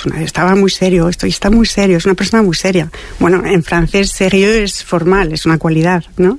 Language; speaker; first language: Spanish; non-native, fluent; French